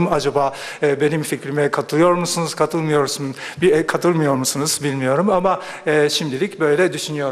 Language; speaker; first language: Turkish; non-native, fluent; Japanese